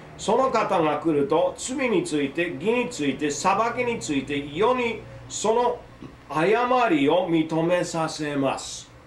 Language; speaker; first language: Japanese; non-native, fluent; English